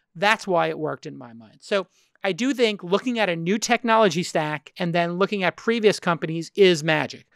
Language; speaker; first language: English; native; English